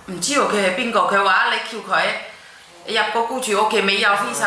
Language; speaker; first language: Cantonese; non-native, fluent; Indonesian